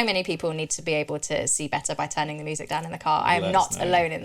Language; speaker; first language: English; native; English